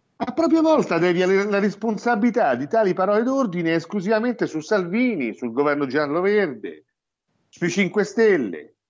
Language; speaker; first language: Italian; native; Italian